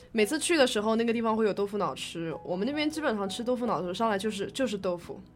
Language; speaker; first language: Chinese; native; Chinese